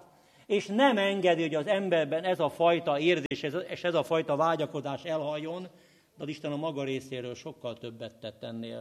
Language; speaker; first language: Hungarian; native; Hungarian